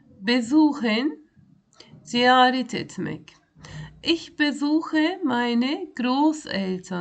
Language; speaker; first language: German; non-native, fluent; Turkish